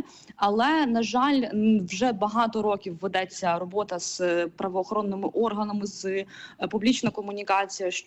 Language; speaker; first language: Ukrainian; native; Ukrainian